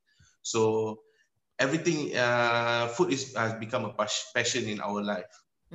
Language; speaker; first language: English; non-native, local second language; Malay